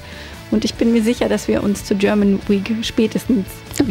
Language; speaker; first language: German; native; German